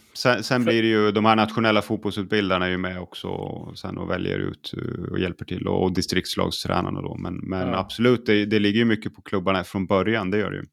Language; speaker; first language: Swedish; native; Swedish